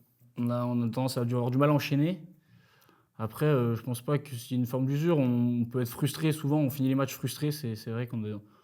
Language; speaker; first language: French; native; French